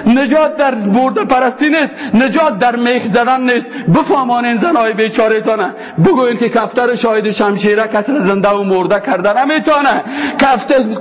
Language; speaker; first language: Persian; native; Persian